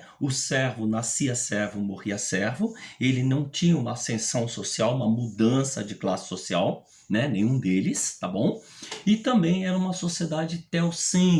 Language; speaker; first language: Portuguese; native; Portuguese